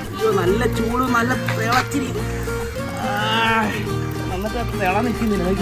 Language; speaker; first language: Malayalam; native; Malayalam